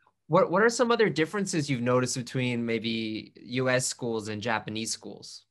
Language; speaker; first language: English; native; English